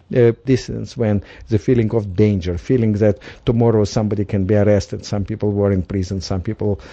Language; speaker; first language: English; non-native, fluent; Russian